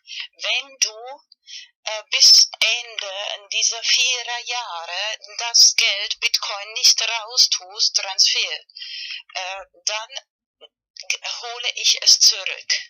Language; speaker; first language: German; non-native, fluent; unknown